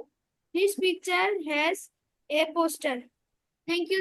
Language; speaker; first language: English; non-native, learner; Bangla